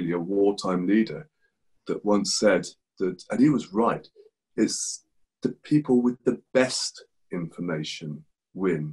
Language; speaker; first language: English; native; English